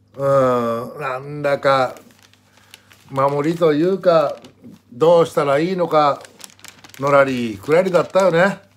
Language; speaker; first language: Japanese; native; Japanese